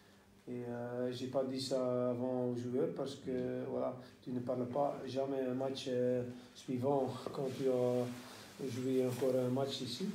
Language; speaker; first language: French; non-native, local second language; Dutch